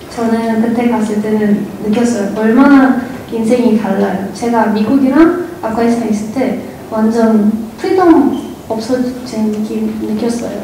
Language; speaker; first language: Korean; non-native, fluent; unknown